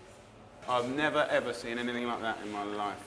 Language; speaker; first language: English; native; English